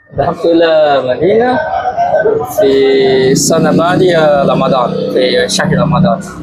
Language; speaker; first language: Arabic; non-native, learner; Chinese